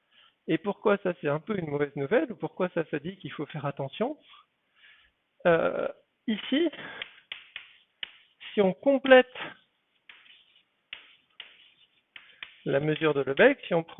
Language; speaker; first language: French; native; French